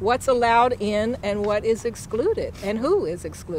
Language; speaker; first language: English; native; English